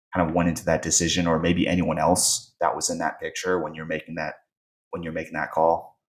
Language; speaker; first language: English; native; English